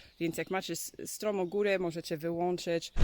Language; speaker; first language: Polish; non-native, learner; English